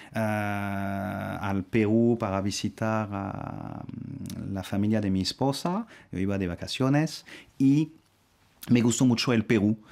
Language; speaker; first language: Spanish; non-native, fluent; French